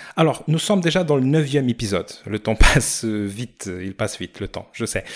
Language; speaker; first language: French; non-native, fluent; Portuguese